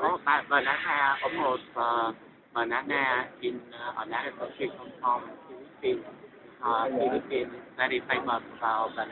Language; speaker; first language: English; non-native, learner; Vietnamese